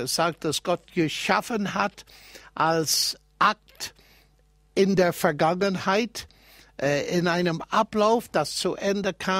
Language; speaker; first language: German; non-native, fluent; English